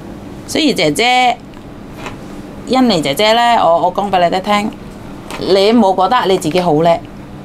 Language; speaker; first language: Cantonese; non-native, fluent; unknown